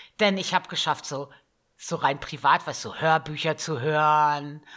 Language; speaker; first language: German; native; German